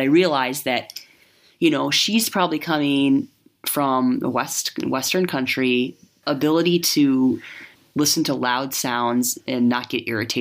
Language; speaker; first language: English; native; English